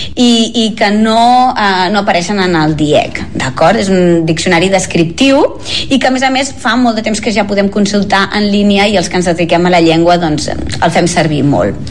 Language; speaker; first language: Catalan; native; Catalan